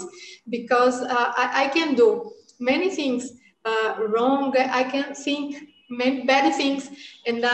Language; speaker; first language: English; non-native, fluent; Portuguese